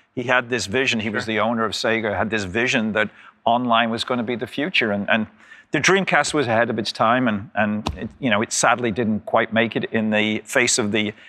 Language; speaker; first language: English; native; English